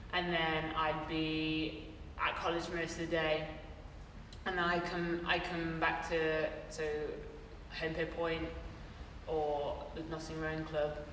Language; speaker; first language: English; native; English